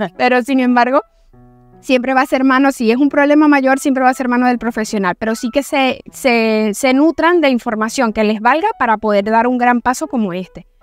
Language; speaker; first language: Spanish; native; Spanish